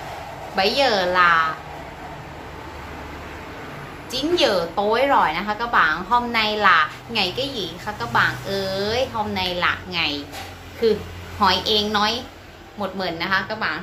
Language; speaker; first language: Vietnamese; non-native, learner; Thai